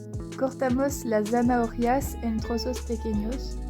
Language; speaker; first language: Spanish; non-native, learner; French